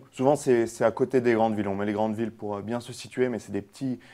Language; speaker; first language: French; native; French